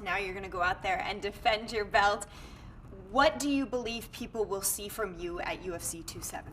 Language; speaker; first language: English; native; English